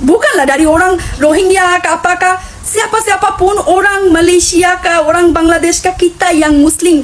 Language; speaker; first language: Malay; non-native, fluent; Bangla